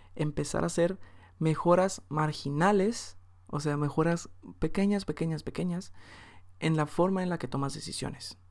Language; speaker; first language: Spanish; early bilingual, heritage; Spanish